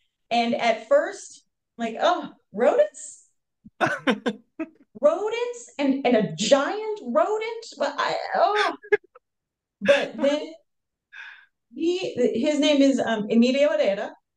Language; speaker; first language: English; native; English